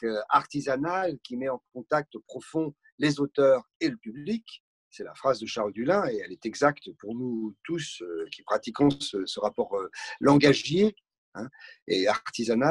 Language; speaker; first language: French; native; French